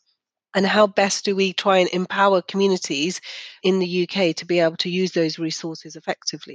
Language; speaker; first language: English; early bilingual, other home language; Punjabi